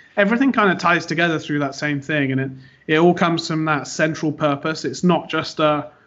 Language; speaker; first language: English; native; English